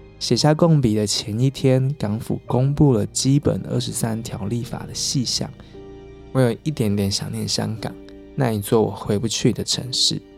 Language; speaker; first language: Chinese; native; Chinese